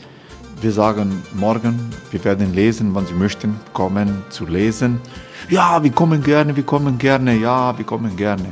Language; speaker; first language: German; non-native, learner; Croatian